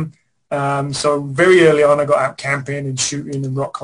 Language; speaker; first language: English; native; English